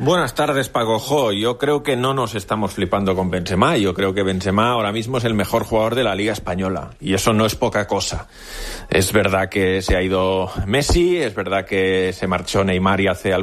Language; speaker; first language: Spanish; native; Spanish